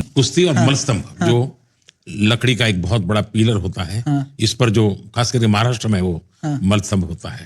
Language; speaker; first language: Hindi; non-native, local second language; Gujarati